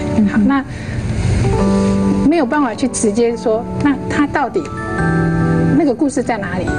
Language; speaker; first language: Chinese; native; Chinese